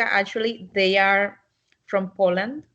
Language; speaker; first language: English; non-native, fluent; Spanish